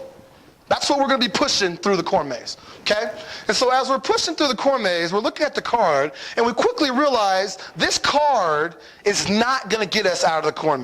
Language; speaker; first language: English; native; English